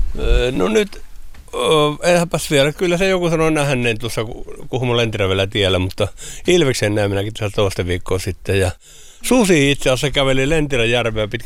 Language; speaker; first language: Finnish; native; Finnish